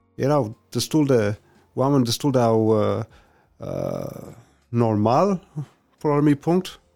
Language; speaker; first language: Romanian; non-native, fluent; English